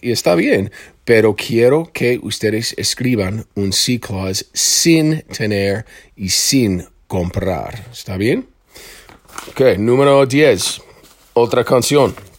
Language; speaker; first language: Spanish; non-native, fluent; English